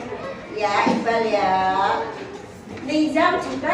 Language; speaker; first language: Indonesian; native; Indonesian